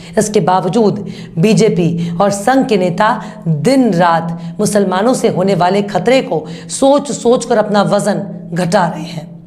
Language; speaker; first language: Hindi; native; Hindi